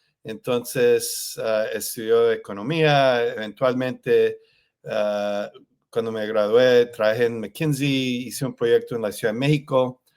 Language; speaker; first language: Spanish; early bilingual, heritage; Spanish